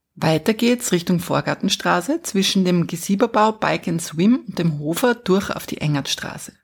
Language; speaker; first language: German; native; German